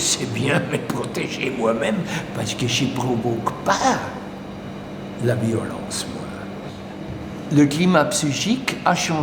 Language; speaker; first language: French; non-native, learner; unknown